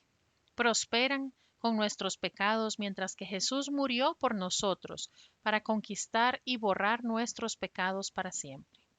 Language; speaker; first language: Spanish; native; Spanish